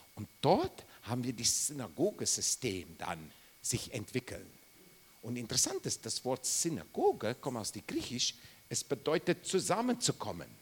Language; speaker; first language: German; non-native, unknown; English